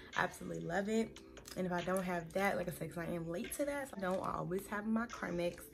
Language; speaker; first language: English; native; English